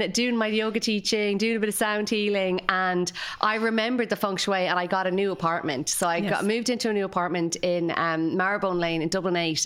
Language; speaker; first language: English; native; English